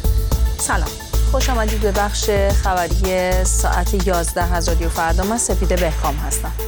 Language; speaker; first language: Persian; native; Persian